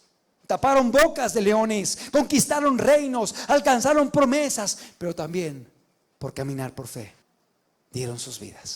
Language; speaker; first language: Spanish; native; Spanish